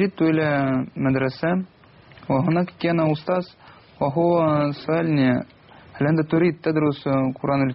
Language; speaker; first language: Arabic; non-native, learner; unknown